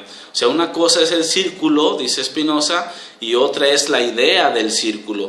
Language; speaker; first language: Spanish; native; Spanish